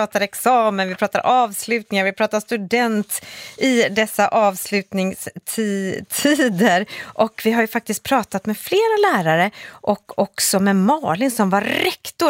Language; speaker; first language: Swedish; native; Swedish